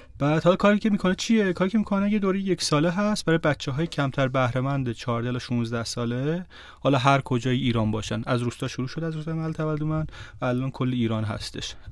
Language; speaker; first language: Persian; native; Persian